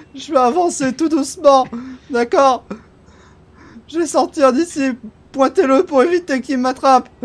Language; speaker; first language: French; native; French